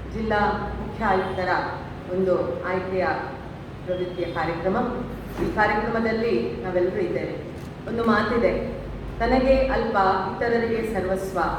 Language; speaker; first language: Kannada; native; Kannada